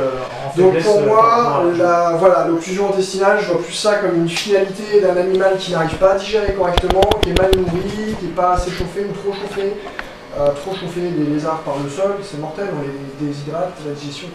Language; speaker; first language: French; native; French